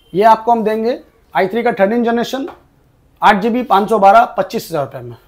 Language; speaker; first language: Hindi; non-native, local second language; Bangla